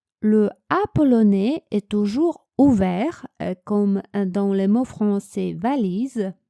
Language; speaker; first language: French; non-native, fluent; Polish